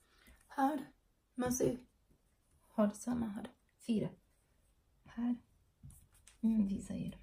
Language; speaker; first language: Swedish; non-native, learner; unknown